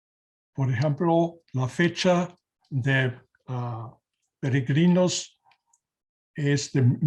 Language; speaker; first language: Spanish; non-native, learner; German